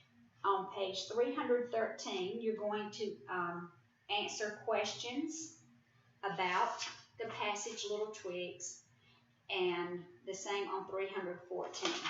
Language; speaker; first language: English; native; English